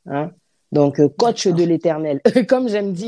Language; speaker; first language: French; native; French